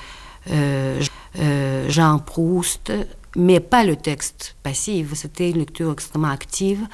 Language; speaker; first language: French; non-native, fluent; Russian